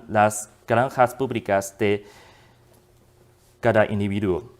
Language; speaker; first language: Spanish; non-native, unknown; Chinese